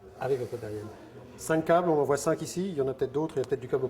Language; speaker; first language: French; native; French